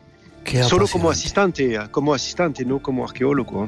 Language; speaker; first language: Spanish; non-native, learner; French